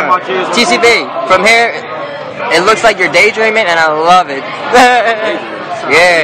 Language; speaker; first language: English; native; English